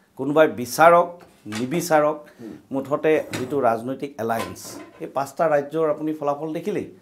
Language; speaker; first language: Assamese; native; Assamese